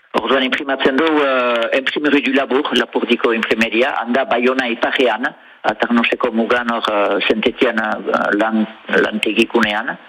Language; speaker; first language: Basque; native; Basque